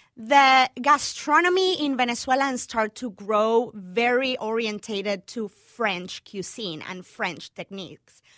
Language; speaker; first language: English; non-native, fluent; Spanish